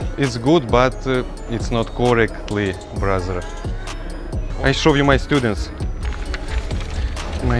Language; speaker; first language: English; non-native, learner; Russian